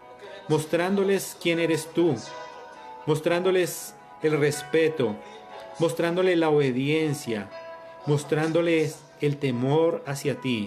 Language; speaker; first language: Spanish; native; Spanish